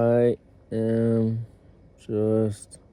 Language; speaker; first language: English; native; English